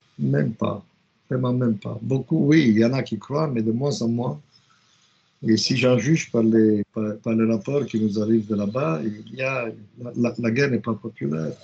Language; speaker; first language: French; non-native, fluent; Romanian